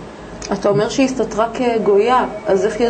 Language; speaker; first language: Hebrew; native; Hebrew